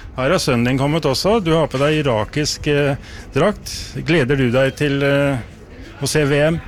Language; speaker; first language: Norwegian; native; Norwegian